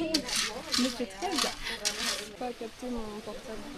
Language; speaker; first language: French; native; French